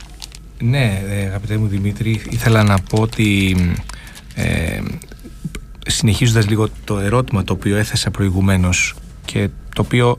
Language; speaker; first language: Greek; native; Greek